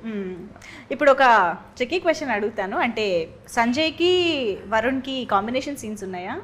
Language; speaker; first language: Telugu; native; Telugu